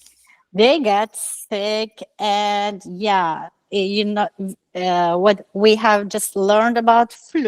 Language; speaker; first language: English; non-native, learner; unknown